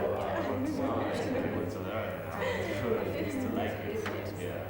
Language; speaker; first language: English; non-native, learner; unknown